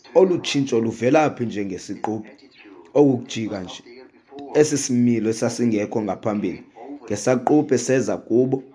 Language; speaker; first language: Xhosa; non-native, local second language; Zulu